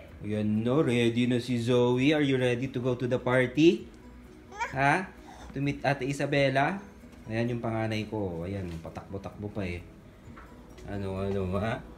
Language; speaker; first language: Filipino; non-native, local second language; Iloko